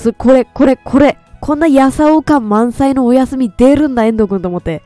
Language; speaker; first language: Japanese; native; Japanese